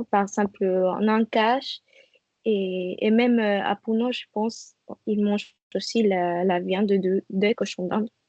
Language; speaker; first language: French; non-native, fluent; Spanish